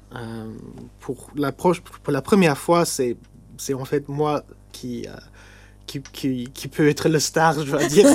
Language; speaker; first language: French; non-native, local second language; Luxembourgish